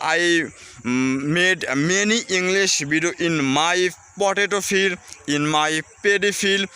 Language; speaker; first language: English; non-native, learner; Bangla